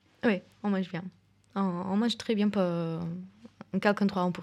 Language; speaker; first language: French; non-native, fluent; Portuguese